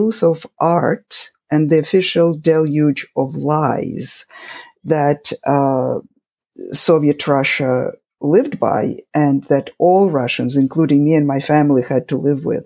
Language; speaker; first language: English; non-native, fluent; Russian